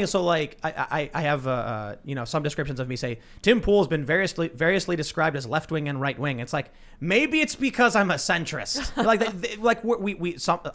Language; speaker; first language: English; native; English